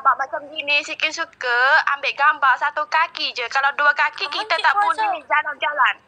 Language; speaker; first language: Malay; non-native, learner; Vietnamese